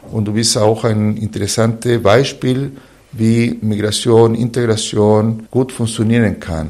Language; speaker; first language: German; non-native, fluent; Spanish